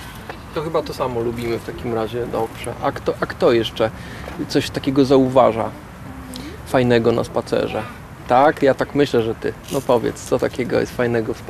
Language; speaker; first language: Polish; native; Polish